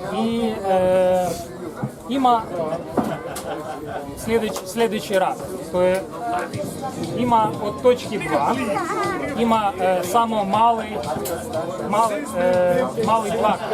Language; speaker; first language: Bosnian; non-native, learner; Ukrainian